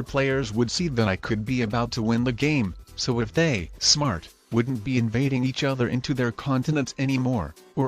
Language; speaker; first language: English; non-native, fluent; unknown